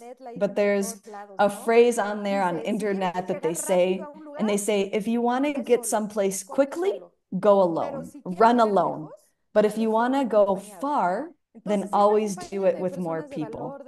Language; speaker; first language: English; non-native, fluent; Spanish